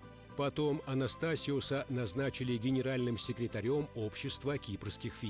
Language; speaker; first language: Russian; native; Russian